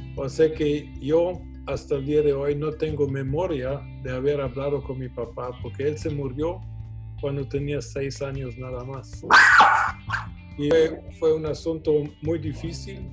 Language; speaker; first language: Spanish; non-native, fluent; German